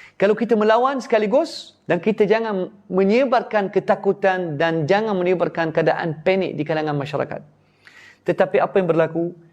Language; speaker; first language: Malay; non-native, fluent; Arabic